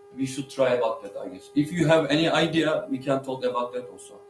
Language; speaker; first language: English; non-native, learner; Turkish